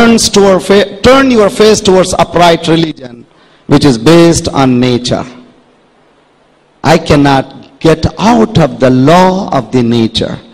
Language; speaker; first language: English; non-native, local second language; Urdu